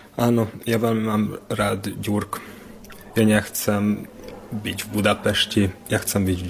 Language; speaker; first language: Slovak; non-native, local second language; Hungarian